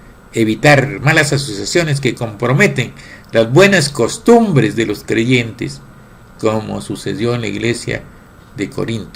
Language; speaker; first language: Spanish; native; Spanish